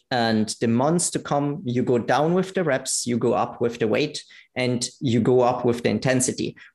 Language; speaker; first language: English; non-native, fluent; Italian